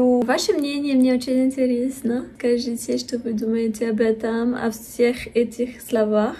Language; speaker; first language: Russian; non-native, fluent; French